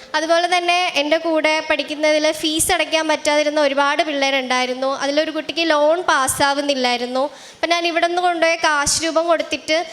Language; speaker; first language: Malayalam; native; Malayalam